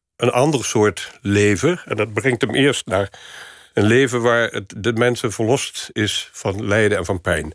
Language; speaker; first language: Dutch; native; Dutch